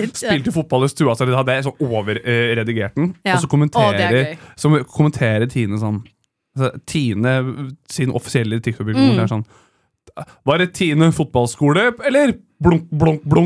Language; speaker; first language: Norwegian; native; Norwegian